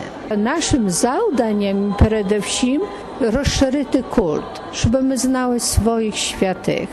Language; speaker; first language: Polish; non-native, learner; Ukrainian